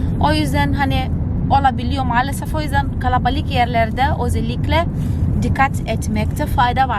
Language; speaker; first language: Turkish; non-native, fluent; Portuguese